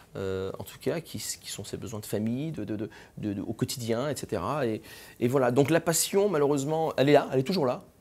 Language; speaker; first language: French; native; French